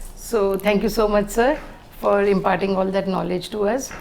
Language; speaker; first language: English; non-native, local second language; Hindi